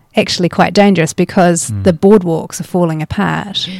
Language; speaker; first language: English; native; English